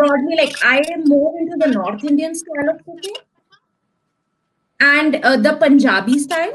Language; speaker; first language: English; non-native, local second language; Hindi